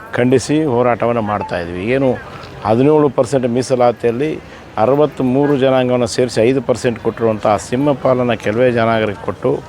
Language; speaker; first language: Kannada; non-native, local second language; Lambadi